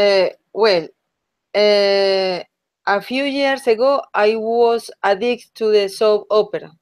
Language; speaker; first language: English; non-native, learner; Spanish